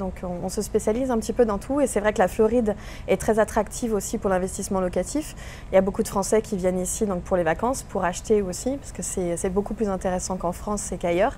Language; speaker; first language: French; native; French